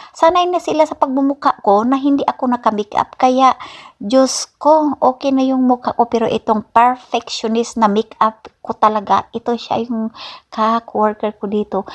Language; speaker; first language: Filipino; non-native, local second language; Cebuano